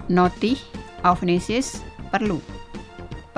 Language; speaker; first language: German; non-native, fluent; Indonesian